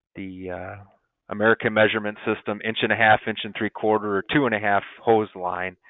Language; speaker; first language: English; native; English